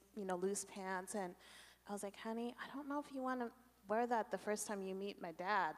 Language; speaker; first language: English; native; English